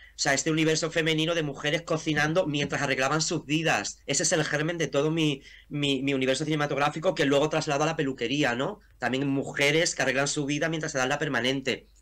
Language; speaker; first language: Spanish; native; Spanish